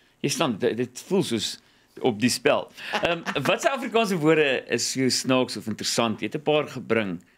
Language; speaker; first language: Afrikaans; native; Afrikaans